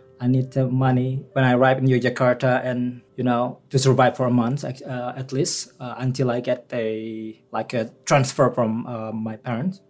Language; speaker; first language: English; non-native, fluent; Indonesian